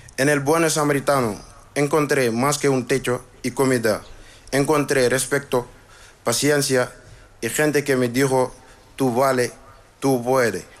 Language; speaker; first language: Spanish; non-native, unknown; Wolof